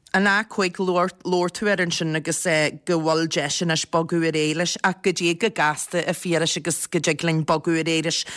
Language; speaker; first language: Irish; native; Irish